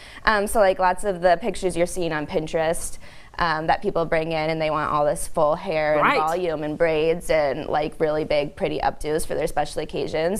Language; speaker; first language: English; native; English